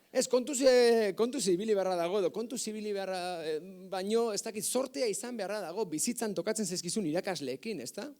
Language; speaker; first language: Basque; native; Basque